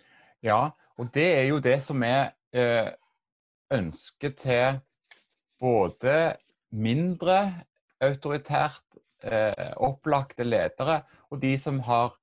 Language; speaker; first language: Norwegian; native; Norwegian